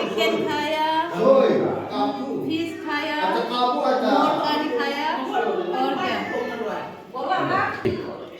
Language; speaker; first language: Hindi; non-native, local second language; Rongmei Naga